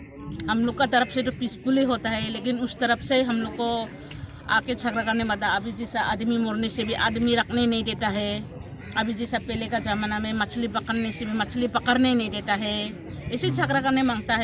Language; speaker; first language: Hindi; non-native, local second language; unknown